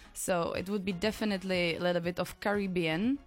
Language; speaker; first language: English; non-native, fluent; Czech